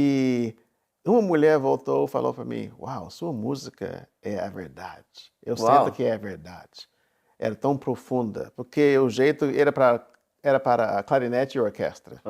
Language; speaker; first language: Portuguese; non-native, fluent; English